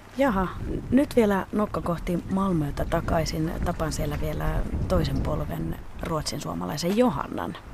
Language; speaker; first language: Finnish; native; Finnish